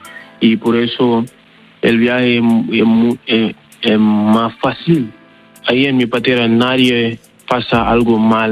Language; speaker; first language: Spanish; non-native, learner; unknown